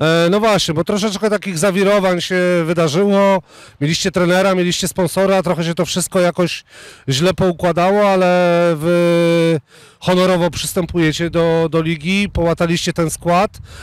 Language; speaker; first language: Polish; native; Polish